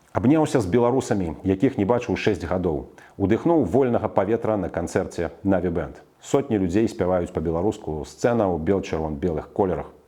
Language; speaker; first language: Belarusian; native; Belarusian